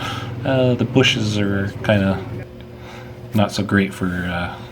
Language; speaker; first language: English; native; English